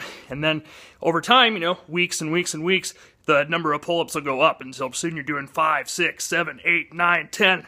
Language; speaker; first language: English; native; English